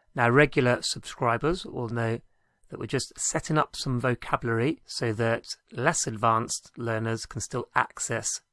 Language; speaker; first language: English; native; English